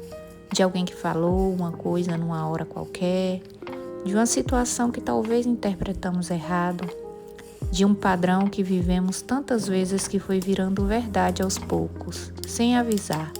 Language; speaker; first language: Portuguese; native; Portuguese